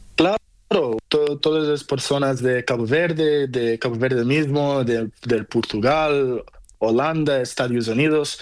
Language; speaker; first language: Spanish; non-native, learner; Portuguese